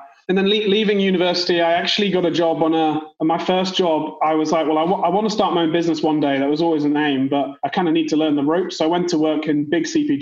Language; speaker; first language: English; native; English